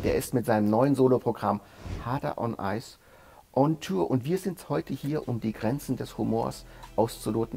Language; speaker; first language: German; native; German